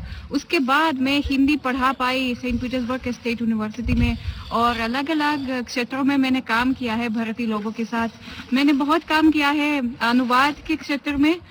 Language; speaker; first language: Hindi; non-native, fluent; Russian